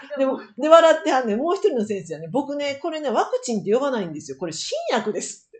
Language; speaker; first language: Japanese; native; Japanese